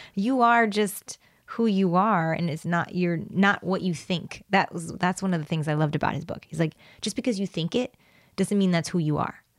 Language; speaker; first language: English; early bilingual, other home language; Spanish